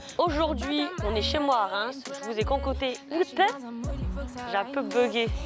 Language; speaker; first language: French; native; French